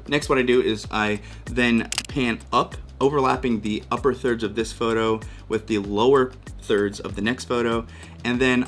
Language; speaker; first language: English; native; English